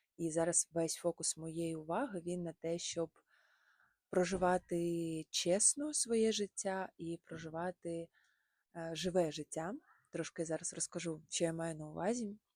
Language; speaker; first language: Ukrainian; non-native, local second language; Russian